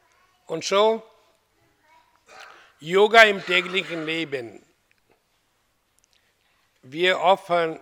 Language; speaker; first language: German; non-native, learner; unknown